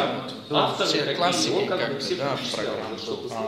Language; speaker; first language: Russian; non-native, learner; Dutch